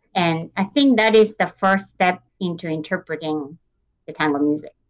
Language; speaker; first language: English; non-native, fluent; Japanese